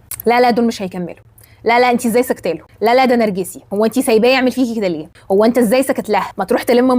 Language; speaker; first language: Arabic; native; Arabic